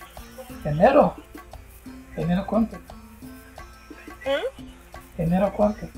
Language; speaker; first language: Spanish; non-native, fluent; Haitian Creole